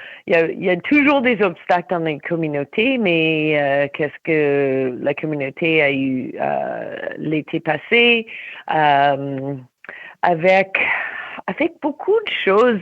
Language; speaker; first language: French; non-native, local second language; English